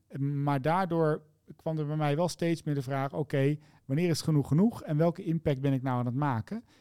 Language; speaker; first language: Dutch; native; Dutch